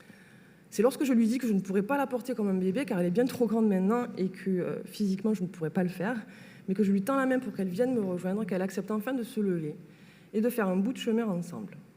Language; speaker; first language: French; native; French